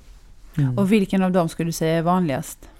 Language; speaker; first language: Swedish; native; Swedish